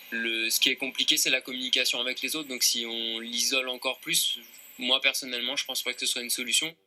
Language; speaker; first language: French; native; French